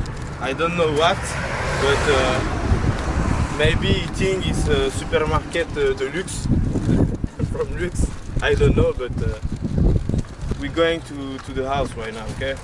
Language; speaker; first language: English; non-native, learner; French